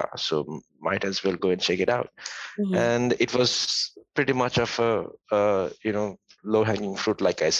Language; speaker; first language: English; non-native, local second language; Tamil